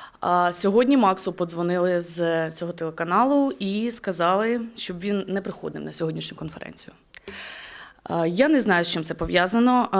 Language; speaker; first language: Ukrainian; native; Ukrainian